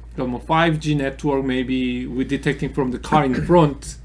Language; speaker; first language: English; non-native, fluent; Korean